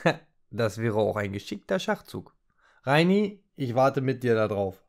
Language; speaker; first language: German; native; German